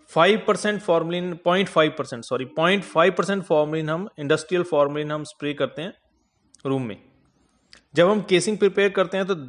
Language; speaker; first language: Hindi; non-native, local second language; Punjabi